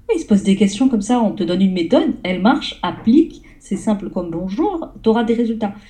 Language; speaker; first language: French; early bilingual, other home language; Arabic